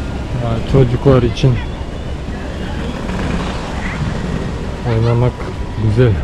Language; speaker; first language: Turkish; non-native, learner; Bashkir